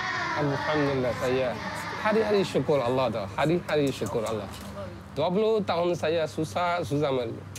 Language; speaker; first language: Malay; non-native, learner; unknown